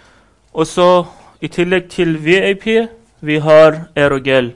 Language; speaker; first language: Norwegian; non-native, fluent; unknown